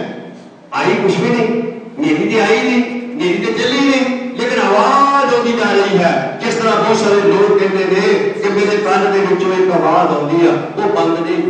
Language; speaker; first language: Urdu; non-native, local second language; Punjabi